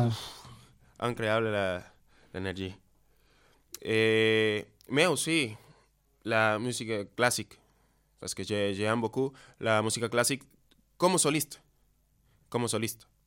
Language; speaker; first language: French; non-native, learner; Spanish